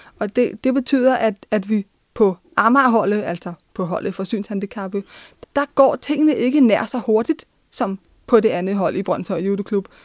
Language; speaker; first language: Danish; early bilingual, other home language; Turkish